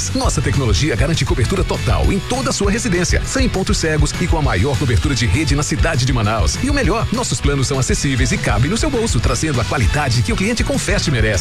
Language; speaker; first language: Portuguese; native; Portuguese